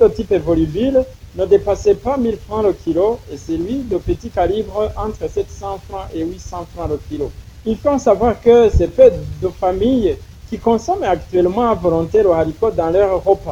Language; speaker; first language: French; non-native, local second language; Rundi